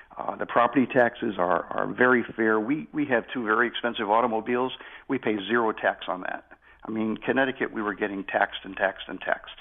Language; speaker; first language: English; native; English